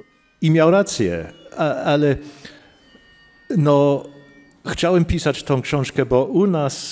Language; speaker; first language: Polish; non-native, fluent; English